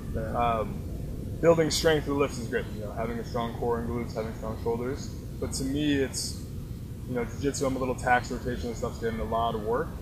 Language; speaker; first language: English; native; English